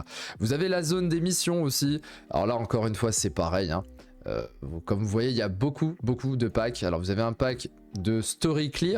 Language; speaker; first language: French; native; French